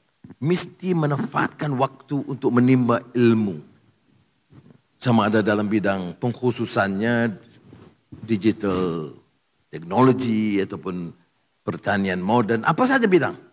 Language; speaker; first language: Malay; native; Malay